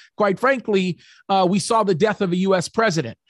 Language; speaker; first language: English; early bilingual, other home language; Arabic